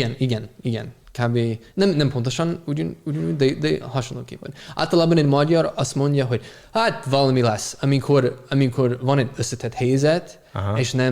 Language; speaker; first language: Hungarian; non-native, fluent; English